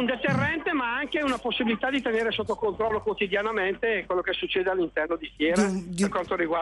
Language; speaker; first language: Italian; native; Italian